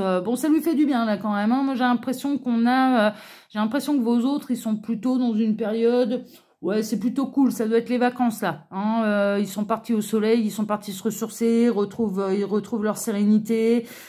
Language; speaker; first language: French; native; French